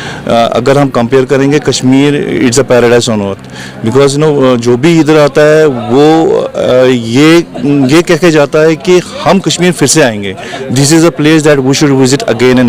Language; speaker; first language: Hindi; non-native, local second language; Kashmiri